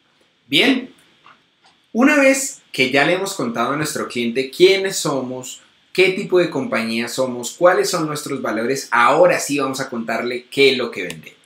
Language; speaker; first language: Spanish; native; Spanish